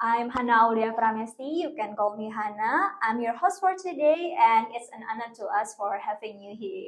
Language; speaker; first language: English; non-native, fluent; Indonesian